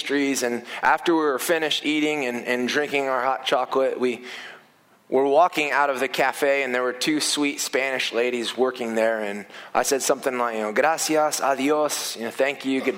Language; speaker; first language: English; native; English